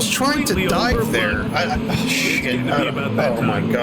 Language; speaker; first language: English; native; English